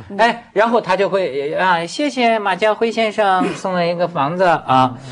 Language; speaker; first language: Chinese; native; Chinese